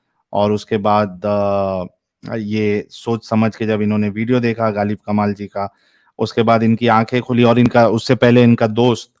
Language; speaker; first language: Hindi; native; Hindi